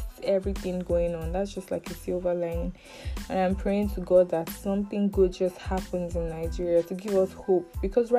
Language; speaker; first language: English; non-native, local second language; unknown